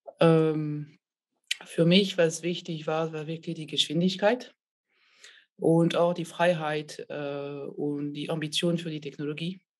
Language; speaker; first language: German; non-native, fluent; French